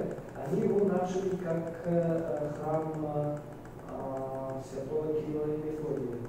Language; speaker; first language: Russian; non-native, fluent; Bulgarian